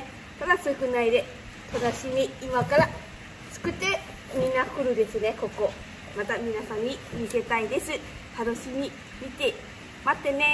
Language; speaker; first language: Japanese; non-native, learner; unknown